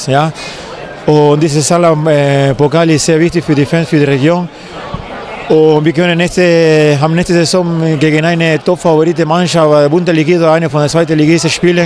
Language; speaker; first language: German; non-native, fluent; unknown